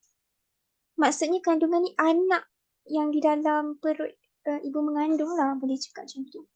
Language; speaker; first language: Malay; native; Malay